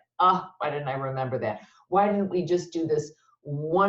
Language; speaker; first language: English; native; English